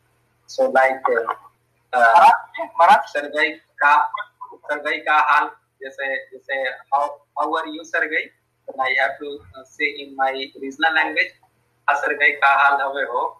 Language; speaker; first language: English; non-native, learner; Hindi